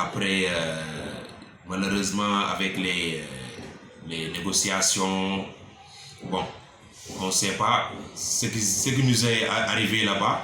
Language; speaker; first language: French; non-native, local second language; Wolof